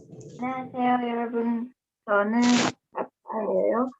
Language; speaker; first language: Korean; non-native, learner; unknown